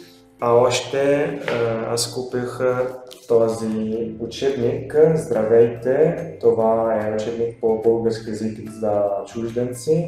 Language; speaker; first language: Bulgarian; non-native, learner; Italian